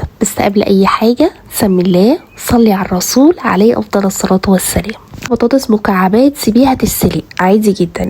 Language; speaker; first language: Arabic; native; Arabic